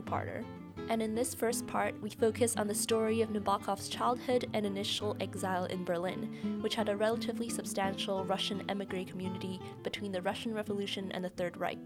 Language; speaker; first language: English; non-native, local second language; Cantonese